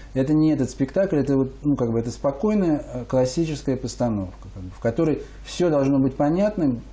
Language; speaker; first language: Russian; native; Russian